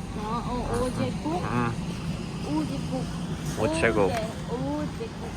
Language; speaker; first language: Korean; non-native, learner; Filipino